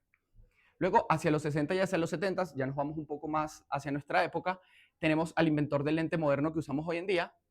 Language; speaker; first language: Spanish; native; Spanish